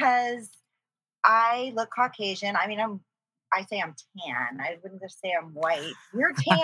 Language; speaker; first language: English; native; English